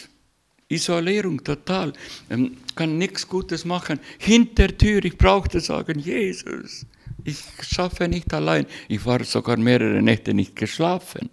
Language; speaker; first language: German; non-native, learner; Russian